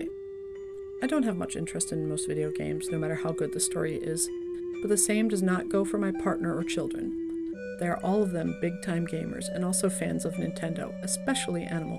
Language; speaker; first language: English; native; English